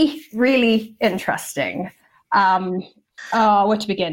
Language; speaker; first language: English; non-native, local second language; Cantonese